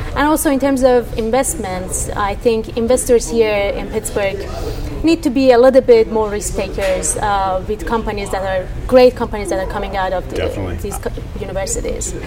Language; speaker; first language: English; non-native, fluent; Persian